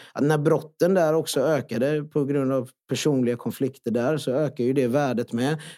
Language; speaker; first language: Swedish; non-native, local second language; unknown